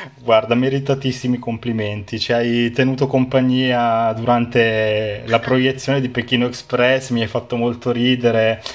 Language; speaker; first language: Italian; native; Italian